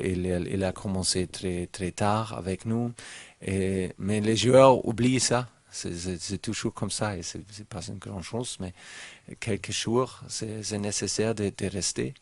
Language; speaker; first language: French; non-native, learner; German